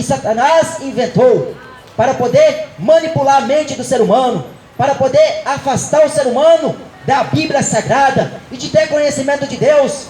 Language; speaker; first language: Portuguese; native; Portuguese